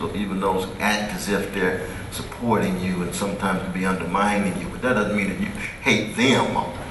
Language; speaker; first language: English; native; English